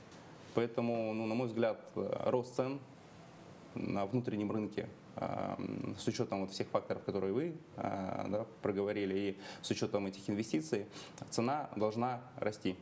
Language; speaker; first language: Russian; native; Russian